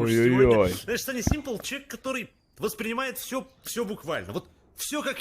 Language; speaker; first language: Russian; native; Russian